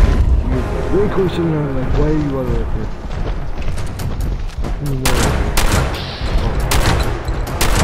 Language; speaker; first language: English; native; English